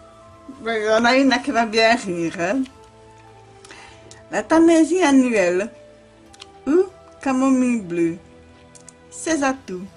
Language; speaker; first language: French; native; French